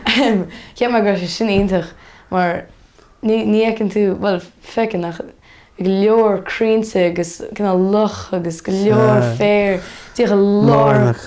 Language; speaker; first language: Irish; native; Irish